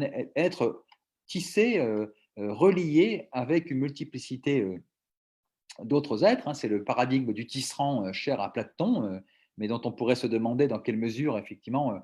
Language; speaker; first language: French; native; French